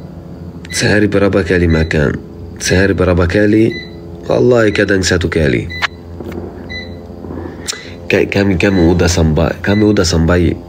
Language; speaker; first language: Indonesian; non-native, fluent; Arabic